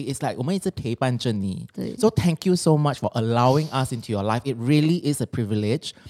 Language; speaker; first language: English; non-native, local second language; Chinese